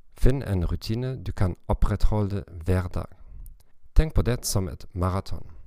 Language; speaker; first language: Norwegian; non-native, learner; German